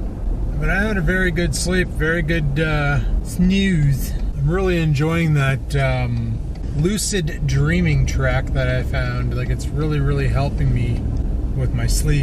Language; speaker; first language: English; native; English